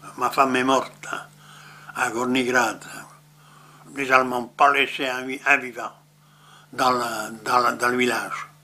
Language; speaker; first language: French; non-native, local second language; Swiss German